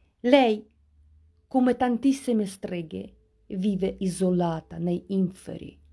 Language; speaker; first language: Italian; non-native, fluent; Russian